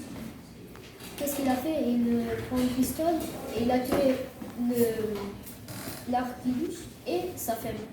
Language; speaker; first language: French; non-native, learner; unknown